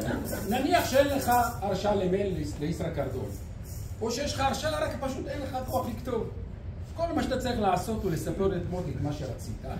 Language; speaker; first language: Hebrew; native; Hebrew